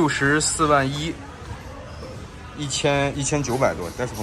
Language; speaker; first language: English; non-native, learner; Chinese